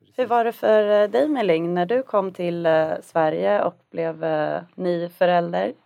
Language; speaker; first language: Swedish; native; Swedish